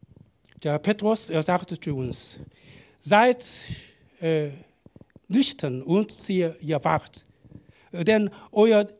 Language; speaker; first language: German; non-native, learner; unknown